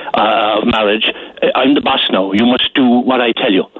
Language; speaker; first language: English; native; English